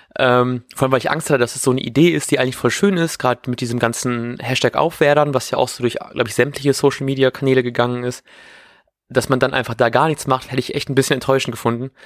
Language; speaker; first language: German; native; German